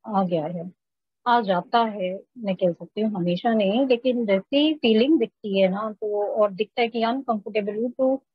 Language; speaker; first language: Hindi; native; Hindi